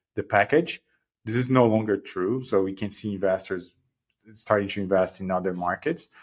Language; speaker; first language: English; non-native, fluent; Portuguese